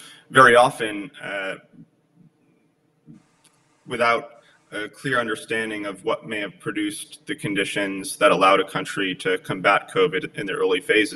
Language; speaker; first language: English; early bilingual, other home language; Polish